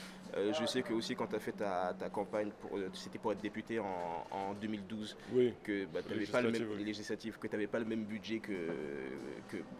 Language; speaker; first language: French; native; French